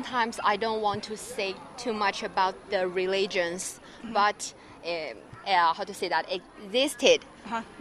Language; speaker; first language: English; non-native, learner; Chinese